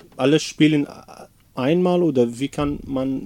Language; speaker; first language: German; non-native, learner; Arabic